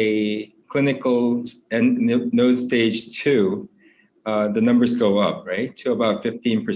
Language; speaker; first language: English; non-native, fluent; Korean